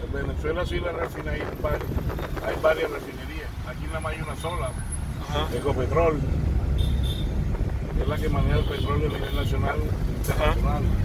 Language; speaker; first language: Spanish; native; Spanish